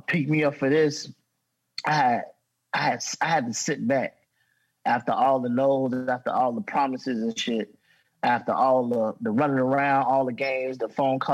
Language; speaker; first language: English; native; English